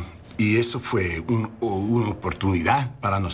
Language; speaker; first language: Spanish; non-native, learner; English